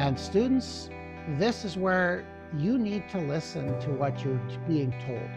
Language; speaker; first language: English; native; English